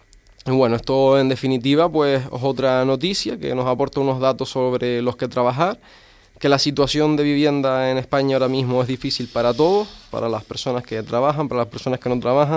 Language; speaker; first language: Spanish; native; Spanish